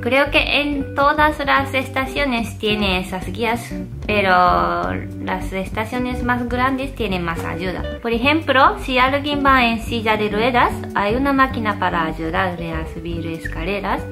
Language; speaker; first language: Spanish; non-native, fluent; Japanese